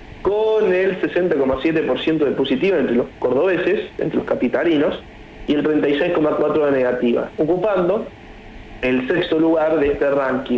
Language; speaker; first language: Spanish; native; Spanish